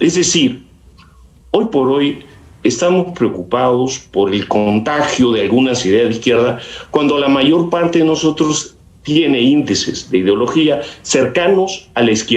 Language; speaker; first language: Spanish; native; Spanish